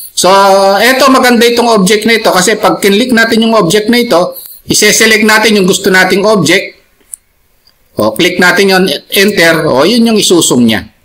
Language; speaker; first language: Filipino; native; Filipino